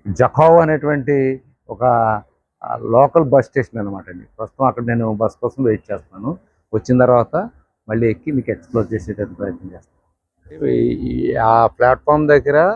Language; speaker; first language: Telugu; native; Telugu